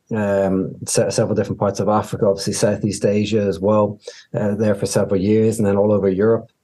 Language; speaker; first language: English; native; English